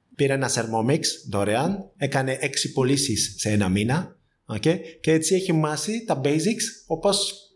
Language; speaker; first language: Greek; non-native, fluent; French